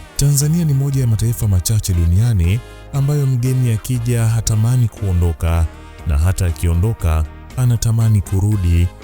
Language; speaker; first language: Swahili; native; Swahili